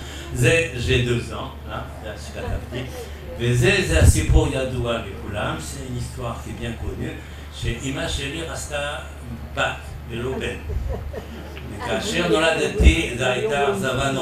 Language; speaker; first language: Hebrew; non-native, fluent; French